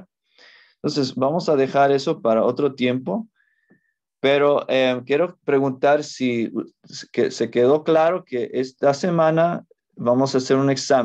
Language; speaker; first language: Spanish; non-native, fluent; English